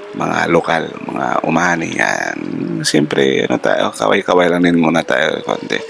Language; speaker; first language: Filipino; non-native, local second language; Hiligaynon